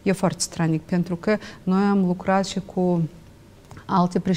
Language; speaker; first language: Romanian; non-native, local second language; Russian